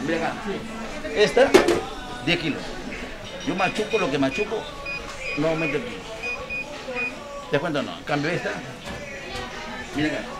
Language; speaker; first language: Spanish; native; Spanish